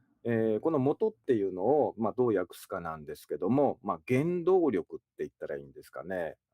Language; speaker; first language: Japanese; native; Japanese